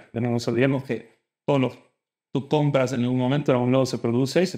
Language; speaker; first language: Spanish; native; Spanish